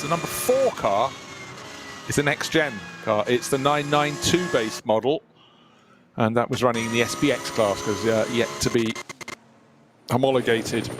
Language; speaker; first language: English; native; English